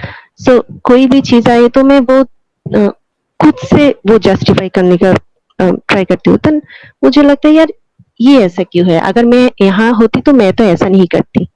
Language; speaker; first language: Hindi; non-native, local second language; Bangla